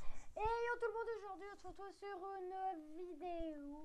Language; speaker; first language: French; native; French